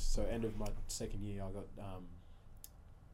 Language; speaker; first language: English; early bilingual, other home language; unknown